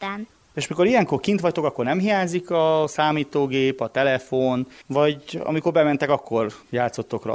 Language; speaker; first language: Hungarian; native; Hungarian